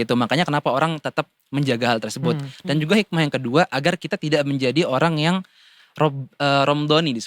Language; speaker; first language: Indonesian; native; Indonesian